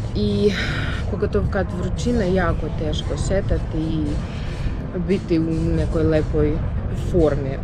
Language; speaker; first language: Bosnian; non-native, learner; Ukrainian